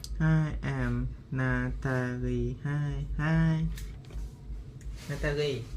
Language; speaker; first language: English; non-native, learner; Thai